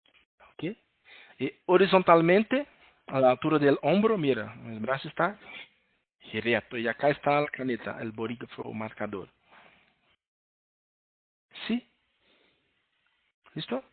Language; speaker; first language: Spanish; non-native, learner; Portuguese